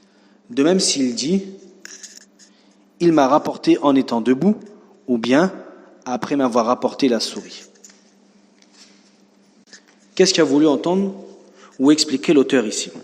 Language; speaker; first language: French; native; French